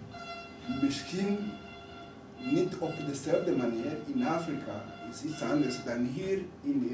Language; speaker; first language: Dutch; non-native, fluent; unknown